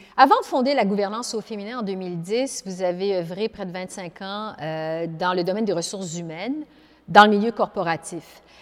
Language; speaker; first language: French; native; French